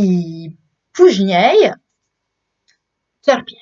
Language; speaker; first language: Polish; non-native, learner; French